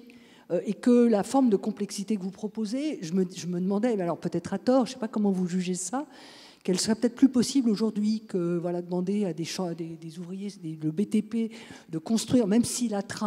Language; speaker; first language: French; native; French